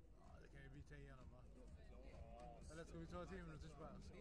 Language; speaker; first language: Swedish; native; Swedish